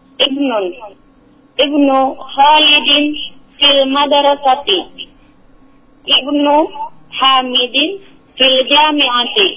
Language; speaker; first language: Arabic; non-native, learner; Indonesian